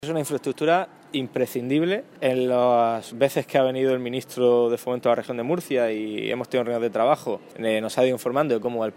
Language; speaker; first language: Spanish; native; Spanish